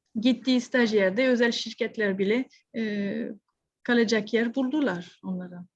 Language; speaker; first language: Turkish; non-native, fluent; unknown